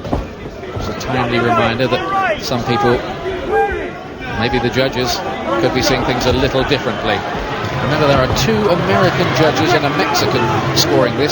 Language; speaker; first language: English; native; English